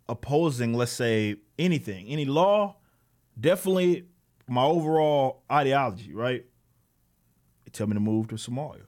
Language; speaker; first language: English; native; English